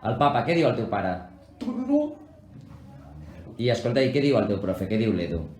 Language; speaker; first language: Catalan; native; Catalan